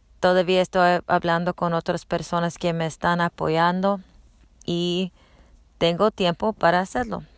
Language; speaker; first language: Spanish; non-native, learner; English